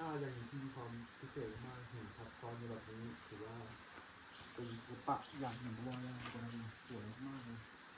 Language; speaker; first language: Thai; non-native, local second language; Karen languages